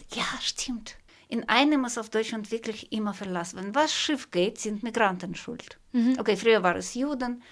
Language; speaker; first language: German; non-native, fluent; Russian